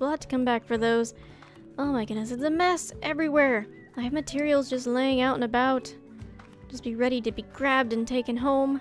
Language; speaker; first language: English; native; English